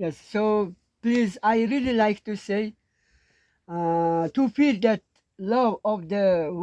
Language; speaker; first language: English; non-native, learner; Mongolian